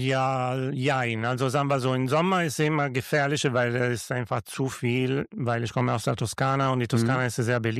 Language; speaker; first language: German; non-native, learner; Italian